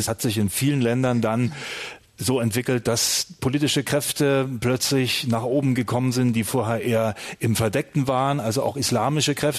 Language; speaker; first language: German; native; German